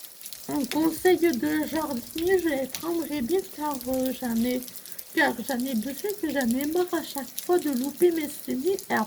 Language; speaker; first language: French; native; French